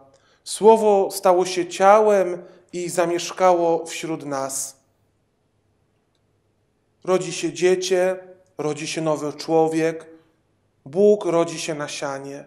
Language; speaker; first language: Polish; native; Polish